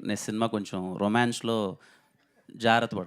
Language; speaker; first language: Telugu; native; Telugu